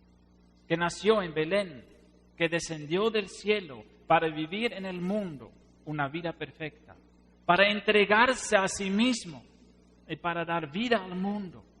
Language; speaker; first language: Spanish; non-native, fluent; Dutch